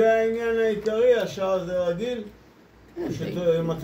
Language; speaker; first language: Hebrew; native; Hebrew